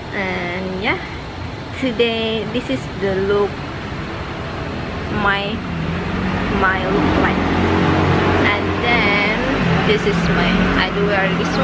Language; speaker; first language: English; non-native, learner; Indonesian